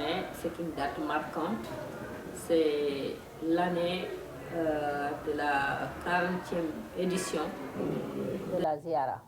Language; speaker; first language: French; non-native, local second language; Fula